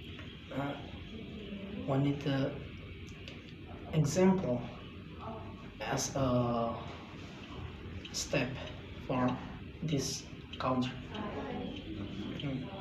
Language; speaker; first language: English; non-native, learner; Indonesian